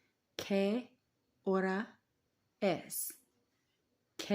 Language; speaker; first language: Spanish; non-native, learner; English